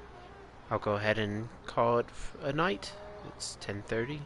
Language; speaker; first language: English; native; English